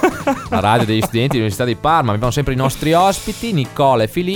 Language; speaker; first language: Italian; native; Italian